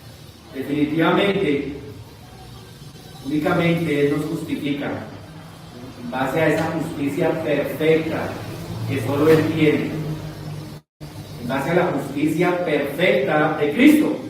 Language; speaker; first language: Spanish; native; Spanish